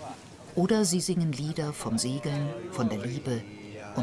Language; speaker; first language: German; native; German